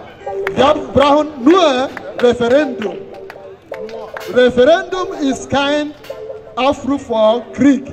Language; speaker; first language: German; non-native, fluent; Igbo